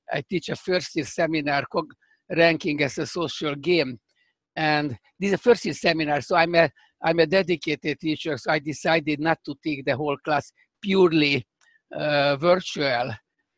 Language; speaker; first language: English; non-native, fluent; Hungarian